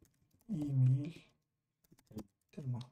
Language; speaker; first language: Turkish; native; Turkish